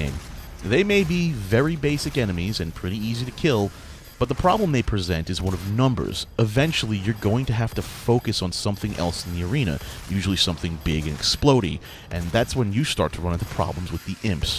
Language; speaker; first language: English; native; English